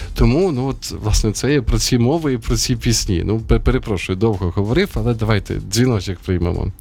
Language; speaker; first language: Ukrainian; native; Ukrainian